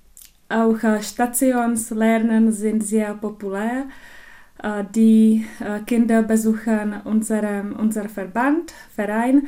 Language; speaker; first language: German; non-native, local second language; Czech